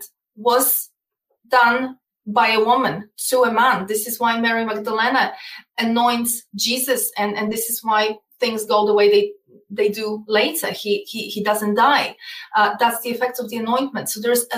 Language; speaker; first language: English; non-native, fluent; Polish